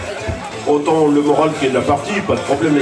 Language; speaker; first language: French; native; French